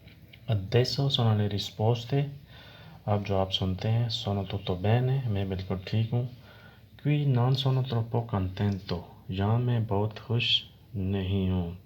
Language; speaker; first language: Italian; non-native, learner; Urdu